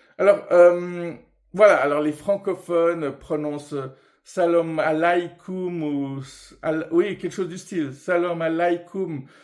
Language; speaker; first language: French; early bilingual, other home language; Persian